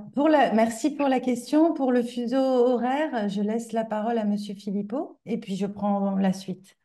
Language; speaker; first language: French; native; French